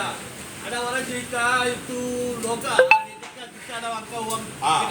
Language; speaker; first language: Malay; non-native, learner; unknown